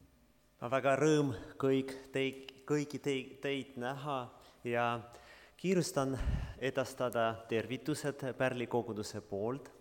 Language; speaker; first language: Estonian; non-native, learner; Russian